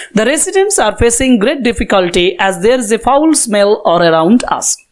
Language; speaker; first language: English; non-native, local second language; Bangla